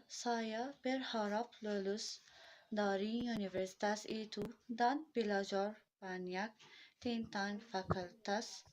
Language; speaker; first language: Indonesian; non-native, learner; Arabic